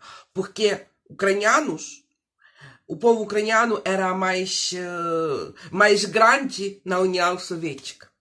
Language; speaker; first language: Portuguese; non-native, fluent; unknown